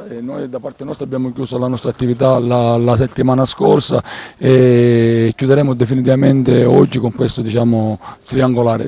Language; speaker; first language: Italian; native; Italian